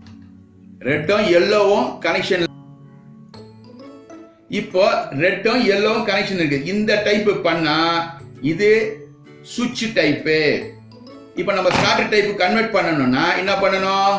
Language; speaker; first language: Tamil; native; Tamil